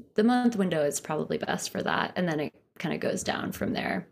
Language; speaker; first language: English; native; English